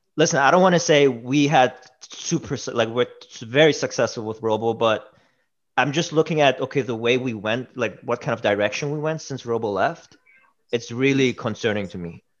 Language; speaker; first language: English; early bilingual, other home language; German